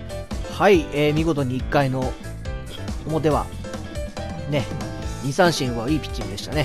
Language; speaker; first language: Japanese; native; Japanese